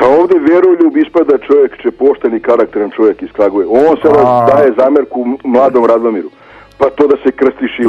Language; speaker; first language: Serbian; native; Serbian